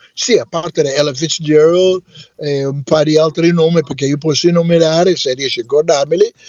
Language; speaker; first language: Italian; non-native, fluent; English